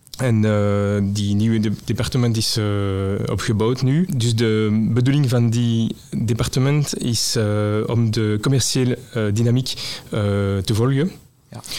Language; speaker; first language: Dutch; non-native, local second language; French